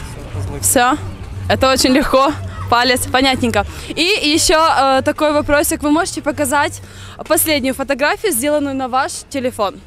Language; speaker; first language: Russian; native; Russian